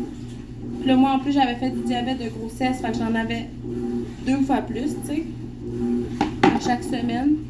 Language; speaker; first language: French; native; French